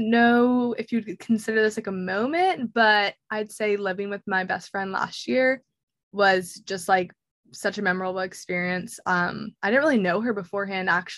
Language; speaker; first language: English; native; English